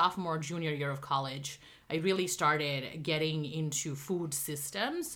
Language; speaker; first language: English; non-native, local second language; Tamil